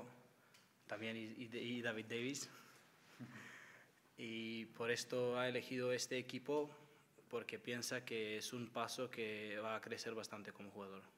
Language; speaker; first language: Spanish; non-native, learner; Macedonian